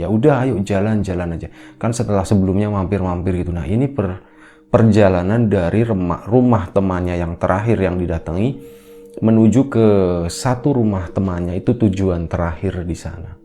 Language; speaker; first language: Indonesian; native; Indonesian